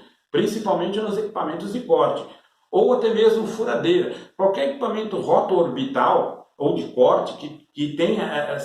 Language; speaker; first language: Portuguese; native; Portuguese